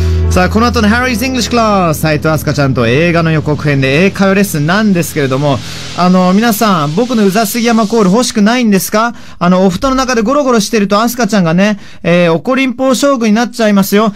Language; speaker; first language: Japanese; early bilingual, heritage; Japanese